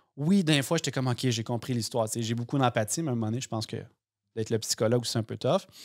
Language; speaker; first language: French; native; French